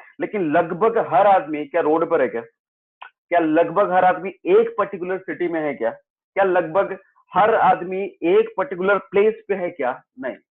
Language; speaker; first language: Hindi; native; Hindi